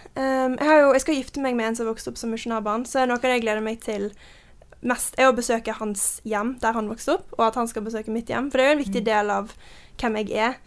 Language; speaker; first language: Norwegian; early bilingual, heritage; Norwegian